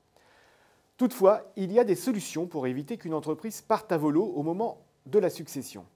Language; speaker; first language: French; native; French